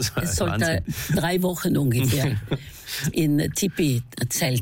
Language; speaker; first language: German; non-native, fluent; Norwegian